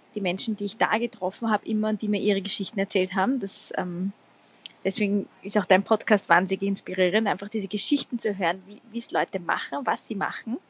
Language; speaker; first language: German; native; German